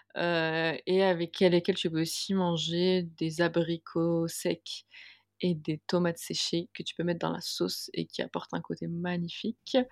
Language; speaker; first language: French; early bilingual, other home language; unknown